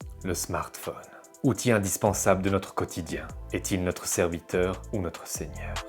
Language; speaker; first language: French; native; French